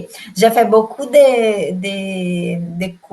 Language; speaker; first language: French; non-native, learner; Portuguese